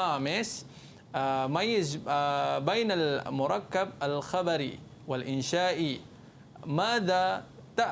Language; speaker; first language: Arabic; non-native, learner; Malay